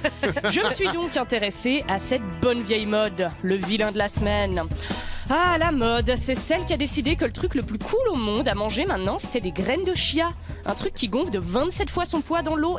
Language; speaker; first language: French; native; French